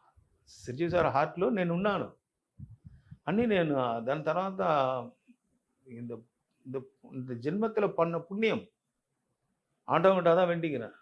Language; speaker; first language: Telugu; non-native, local second language; Tamil